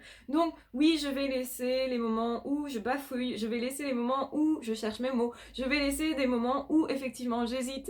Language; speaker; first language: French; native; French